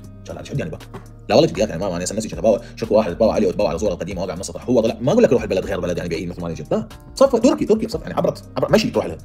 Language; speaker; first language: Arabic; native; Arabic